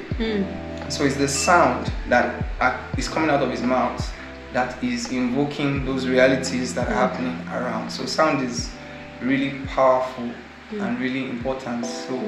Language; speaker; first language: English; non-native, local second language; Bini